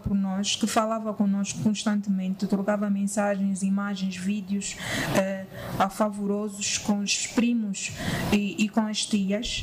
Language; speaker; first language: Portuguese; native; Portuguese